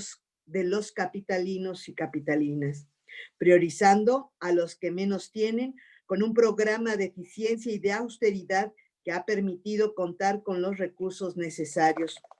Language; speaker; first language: Spanish; native; Spanish